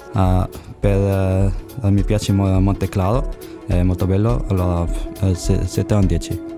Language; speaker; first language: Italian; non-native, learner; Arabic